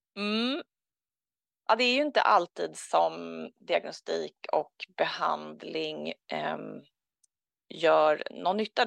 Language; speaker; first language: Swedish; native; Swedish